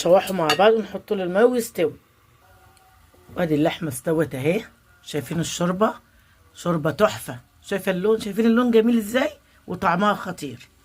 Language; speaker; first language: Arabic; native; Arabic